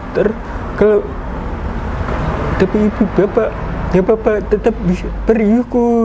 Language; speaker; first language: Indonesian; non-native, local second language; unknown